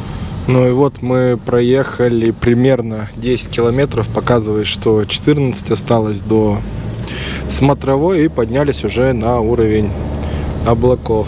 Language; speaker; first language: Russian; native; Russian